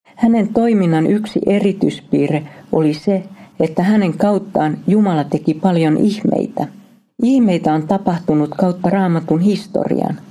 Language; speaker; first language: Finnish; native; Finnish